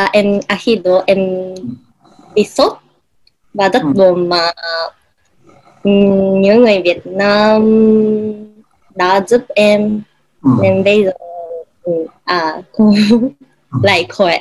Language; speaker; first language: Vietnamese; non-native, learner; Japanese